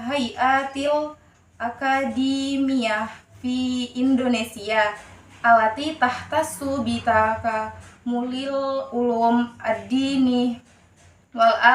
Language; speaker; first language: Arabic; non-native, learner; Indonesian